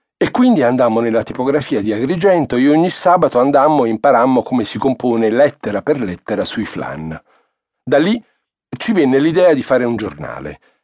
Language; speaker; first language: Italian; native; Italian